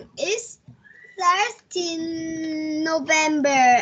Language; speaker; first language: English; non-native, learner; Vietnamese